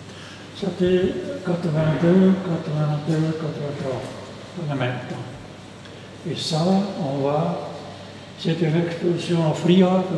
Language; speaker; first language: French; non-native, local second language; German